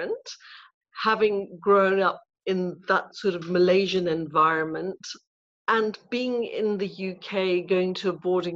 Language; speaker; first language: English; native; English